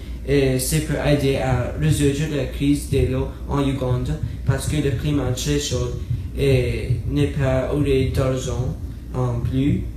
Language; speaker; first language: French; non-native, learner; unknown